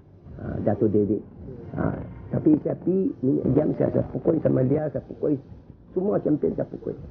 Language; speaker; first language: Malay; non-native, local second language; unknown